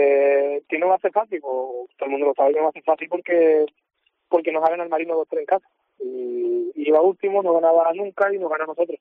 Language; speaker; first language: Spanish; native; Spanish